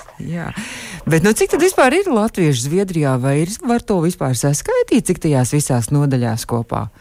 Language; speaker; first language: Latvian; native; Latvian